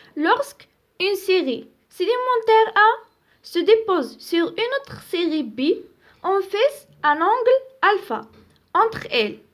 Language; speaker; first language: French; non-native, local second language; Arabic